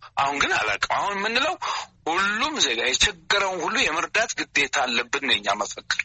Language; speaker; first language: Amharic; native; Amharic